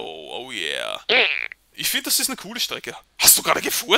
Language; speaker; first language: German; native; German